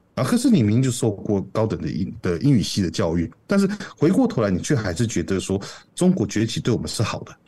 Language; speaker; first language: Chinese; native; Chinese